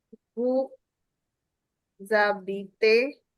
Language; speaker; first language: French; non-native, fluent; Hindi